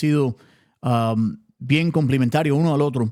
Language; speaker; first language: Spanish; native; Spanish